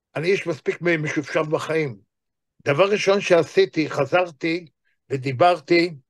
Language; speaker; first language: Hebrew; native; Hebrew